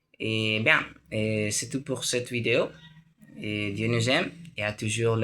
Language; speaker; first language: French; non-native, learner; Spanish